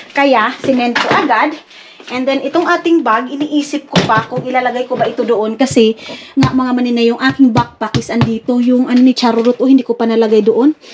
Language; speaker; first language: Filipino; non-native, local second language; Cebuano